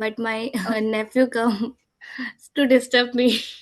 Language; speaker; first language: English; non-native, learner; Hindi